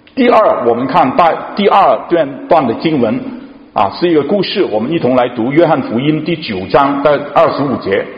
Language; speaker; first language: Chinese; non-native, local second language; Cantonese